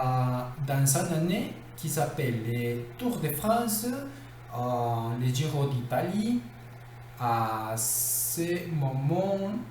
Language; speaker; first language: French; non-native, learner; Spanish